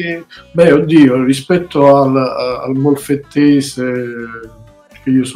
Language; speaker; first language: Italian; native; Italian